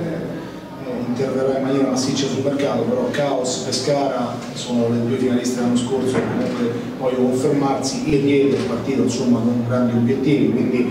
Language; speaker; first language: Italian; native; Italian